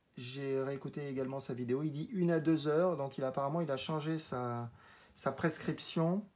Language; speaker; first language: French; native; French